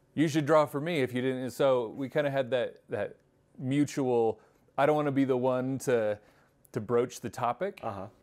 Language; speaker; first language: English; native; English